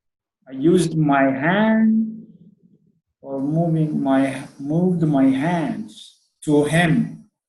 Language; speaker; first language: English; non-native, learner; Arabic